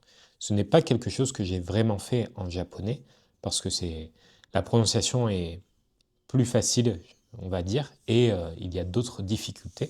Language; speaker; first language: French; native; French